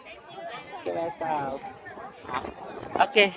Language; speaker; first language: English; non-native, learner; Filipino